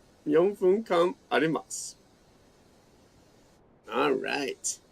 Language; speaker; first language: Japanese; non-native, fluent; English